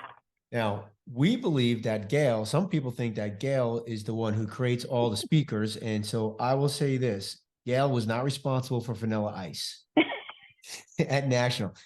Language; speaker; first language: English; native; English